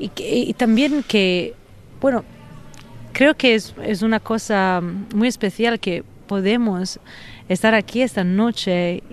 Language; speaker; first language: Spanish; non-native, fluent; Italian